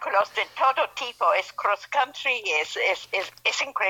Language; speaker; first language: Spanish; non-native, fluent; English